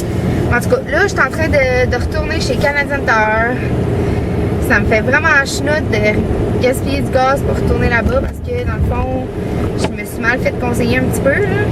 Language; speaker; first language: French; native; French